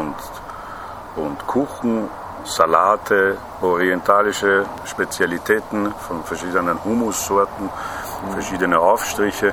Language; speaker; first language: German; non-native, fluent; Persian